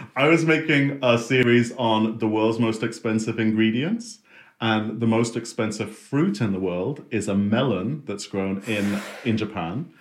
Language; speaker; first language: English; native; English